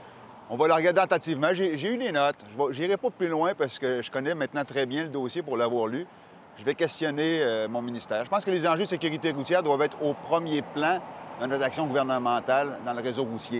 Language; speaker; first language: French; native; French